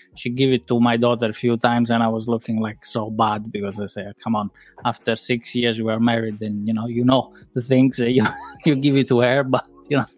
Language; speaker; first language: English; non-native, fluent; Italian